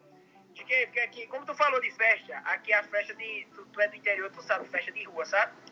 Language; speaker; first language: Portuguese; native; Portuguese